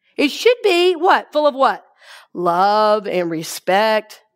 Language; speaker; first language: English; native; English